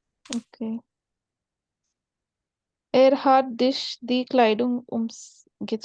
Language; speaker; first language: German; non-native, learner; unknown